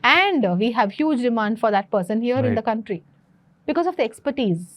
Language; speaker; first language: English; non-native, local second language; Telugu